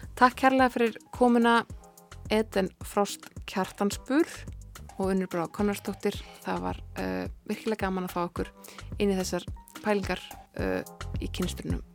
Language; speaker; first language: Icelandic; native; Icelandic